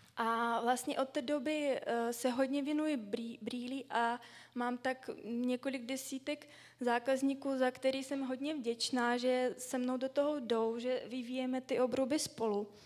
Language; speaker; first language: Czech; non-native, fluent; Russian